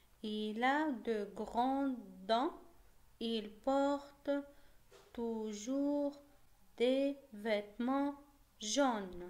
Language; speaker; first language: French; non-native, local second language; Arabic